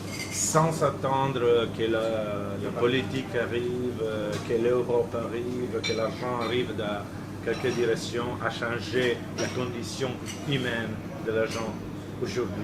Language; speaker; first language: French; non-native, fluent; Italian